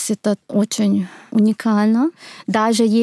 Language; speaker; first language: Russian; non-native, fluent; Hungarian